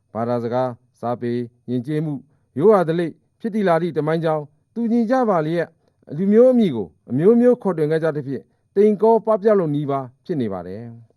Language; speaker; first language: Burmese; non-native, local second language; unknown